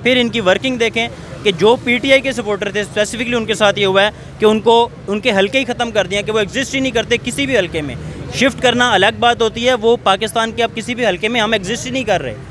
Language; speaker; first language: Urdu; native; Urdu